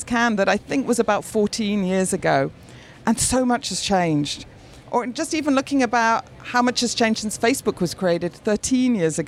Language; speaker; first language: English; native; English